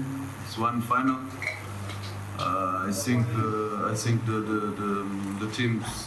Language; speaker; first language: English; non-native, learner; Portuguese